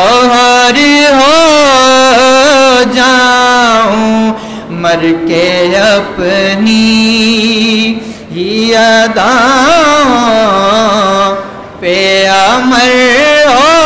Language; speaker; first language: Urdu; native; Urdu